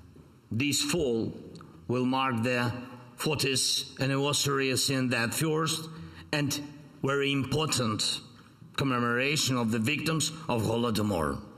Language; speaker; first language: English; non-native, fluent; Ukrainian